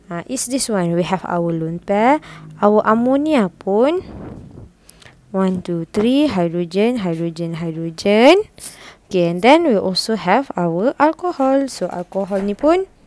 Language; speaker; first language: English; non-native, local second language; Malay